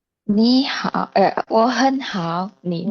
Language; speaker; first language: Chinese; non-native, learner; Indonesian